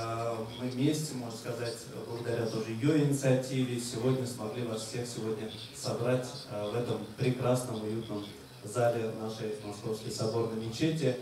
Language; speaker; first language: Russian; native; Russian